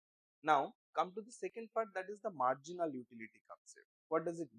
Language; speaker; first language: English; non-native, local second language; Bangla